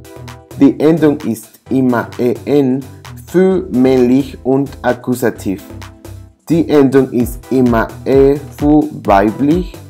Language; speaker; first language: German; non-native, learner; English